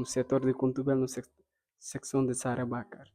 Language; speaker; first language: Portuguese; non-native, local second language; Fula